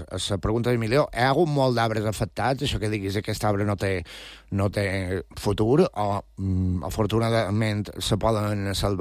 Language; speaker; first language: Catalan; native; Catalan